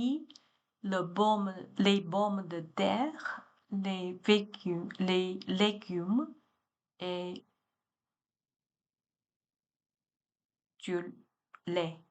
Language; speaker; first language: French; non-native, learner; Chinese